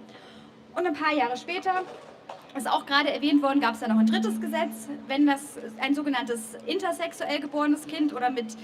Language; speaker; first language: German; native; German